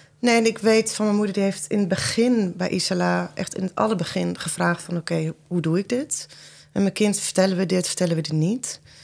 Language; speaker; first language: Dutch; early bilingual, other home language; Persian